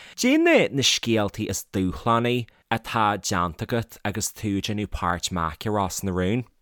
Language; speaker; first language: Irish; native; Irish